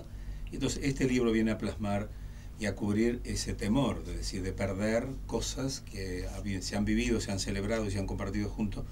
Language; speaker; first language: Spanish; native; Spanish